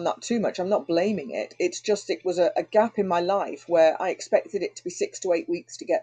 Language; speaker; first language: English; native; English